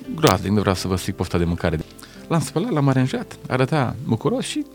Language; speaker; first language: Romanian; native; Romanian